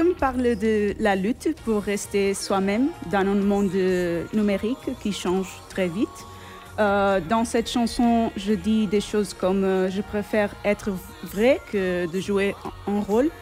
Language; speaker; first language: French; non-native, fluent; Portuguese